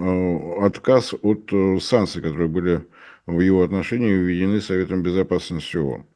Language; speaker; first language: Russian; native; Russian